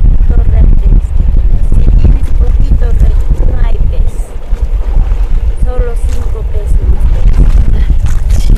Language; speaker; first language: Spanish; non-native, local second language; Aymara